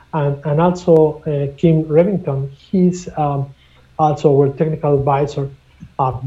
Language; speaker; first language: English; non-native, fluent; Spanish